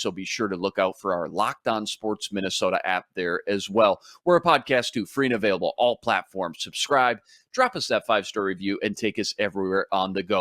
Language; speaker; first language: English; native; English